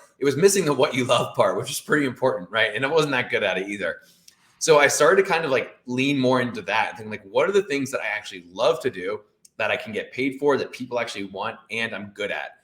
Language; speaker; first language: English; native; English